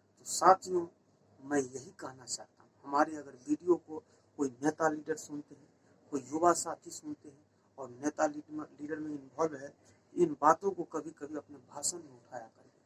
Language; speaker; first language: Hindi; native; Hindi